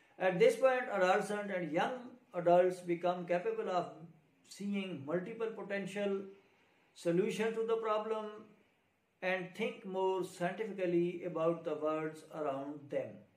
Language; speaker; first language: English; non-native, local second language; Urdu